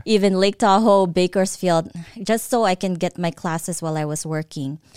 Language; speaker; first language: English; early bilingual, other home language; Filipino